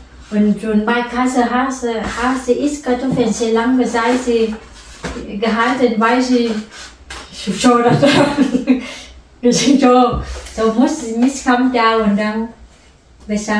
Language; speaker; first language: German; non-native, learner; Vietnamese